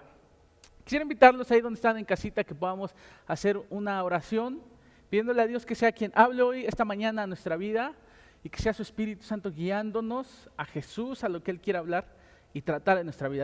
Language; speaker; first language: Spanish; native; Spanish